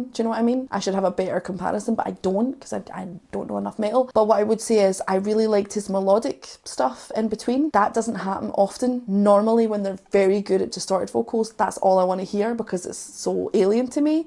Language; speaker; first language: English; native; English